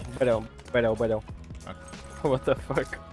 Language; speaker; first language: English; non-native, learner; Russian